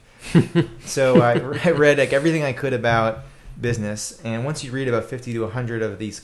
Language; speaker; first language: English; native; English